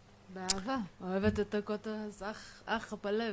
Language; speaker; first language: Hebrew; native; Hebrew